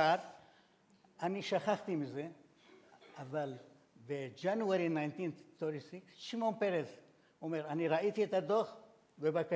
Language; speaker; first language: Hebrew; non-native, fluent; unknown